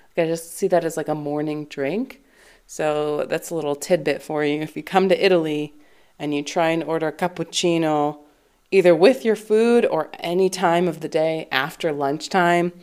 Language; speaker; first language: English; native; English